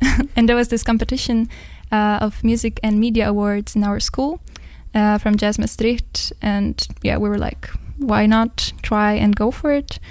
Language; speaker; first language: English; non-native, fluent; Polish